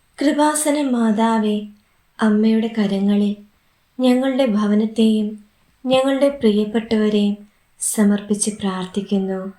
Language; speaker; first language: Malayalam; native; Malayalam